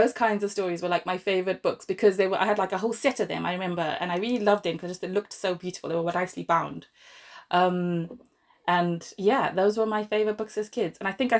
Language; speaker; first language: English; native; English